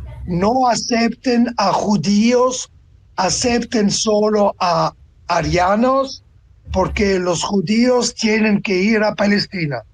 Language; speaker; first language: Spanish; non-native, fluent; Italian